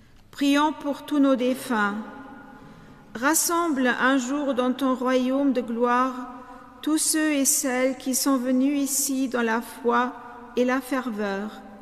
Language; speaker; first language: French; non-native, local second language; Luxembourgish